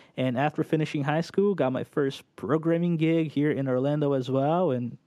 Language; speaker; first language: English; early bilingual, other home language; Portuguese